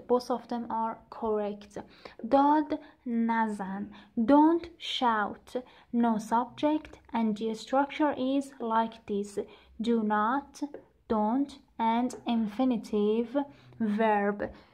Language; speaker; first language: English; non-native, fluent; Persian